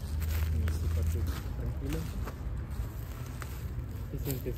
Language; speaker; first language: Spanish; native; Spanish